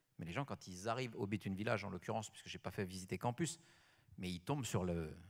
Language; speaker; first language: French; native; French